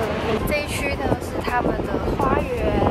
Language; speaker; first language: Chinese; native; Chinese